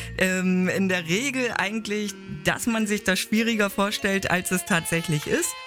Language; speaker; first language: German; native; German